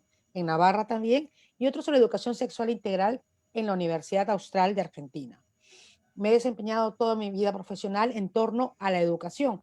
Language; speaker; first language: Spanish; native; Spanish